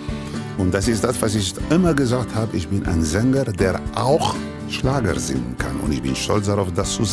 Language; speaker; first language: German; non-native, fluent; Spanish